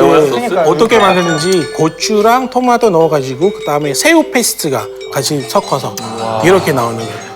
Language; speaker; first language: Korean; non-native, fluent; Indonesian